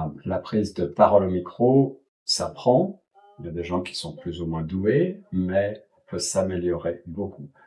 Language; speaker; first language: French; native; French